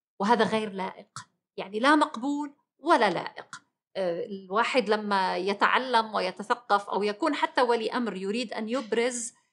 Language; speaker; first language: Arabic; native; Arabic